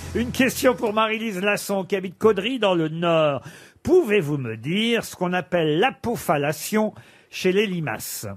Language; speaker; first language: French; native; French